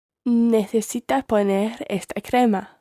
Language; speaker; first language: Spanish; non-native, learner; English